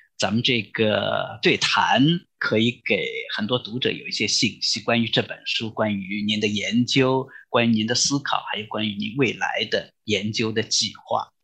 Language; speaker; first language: Chinese; native; Chinese